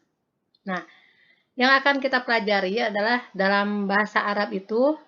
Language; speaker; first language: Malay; non-native, local second language; Sundanese